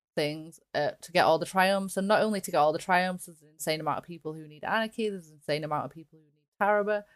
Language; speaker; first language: English; native; English